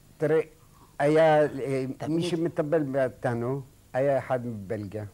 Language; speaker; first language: Hebrew; non-native, fluent; Arabic